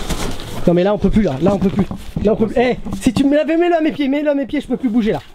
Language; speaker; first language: French; native; French